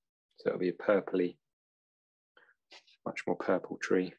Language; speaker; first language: English; native; English